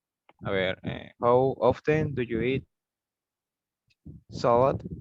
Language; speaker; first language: English; non-native, learner; Spanish